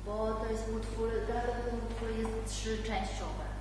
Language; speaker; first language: Polish; non-native, learner; Chinese